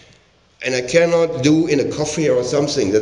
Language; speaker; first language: English; non-native, learner; German